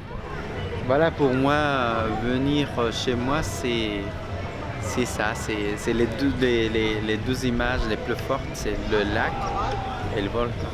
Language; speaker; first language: French; non-native, fluent; Spanish